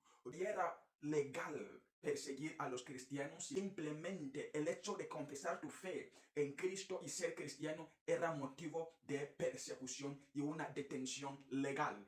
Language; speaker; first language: Spanish; non-native, fluent; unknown